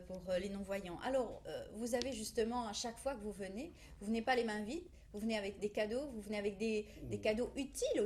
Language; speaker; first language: French; native; French